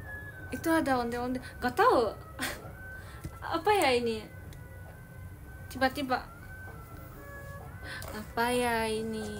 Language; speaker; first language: Indonesian; early bilingual, heritage; Indonesian